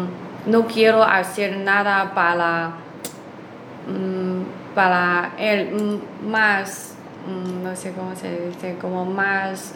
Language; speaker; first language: Spanish; non-native, learner; Chinese